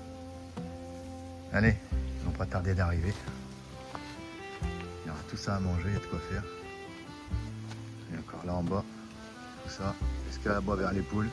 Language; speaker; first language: French; native; French